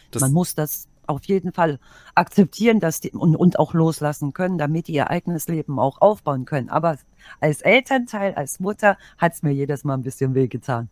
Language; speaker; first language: German; native; German